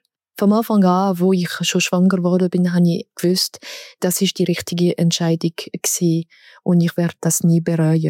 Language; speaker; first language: German; non-native, local second language; French